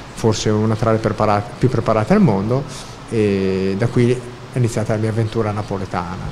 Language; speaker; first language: Italian; native; Italian